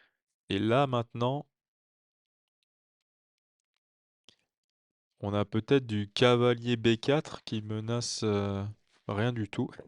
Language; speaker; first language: French; native; French